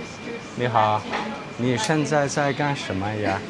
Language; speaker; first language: Chinese; non-native, learner; English